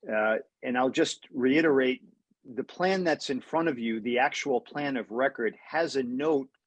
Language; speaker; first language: English; native; English